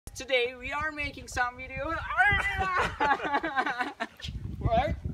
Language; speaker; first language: English; non-native, learner; Turkish